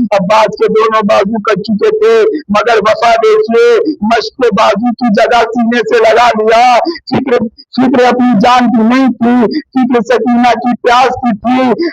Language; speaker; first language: Urdu; native; Urdu